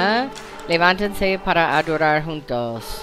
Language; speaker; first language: Spanish; non-native, learner; English